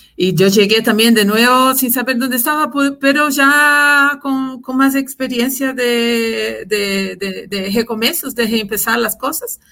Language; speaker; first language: Spanish; non-native, fluent; Portuguese